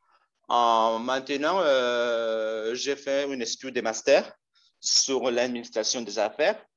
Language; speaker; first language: French; non-native, learner; Spanish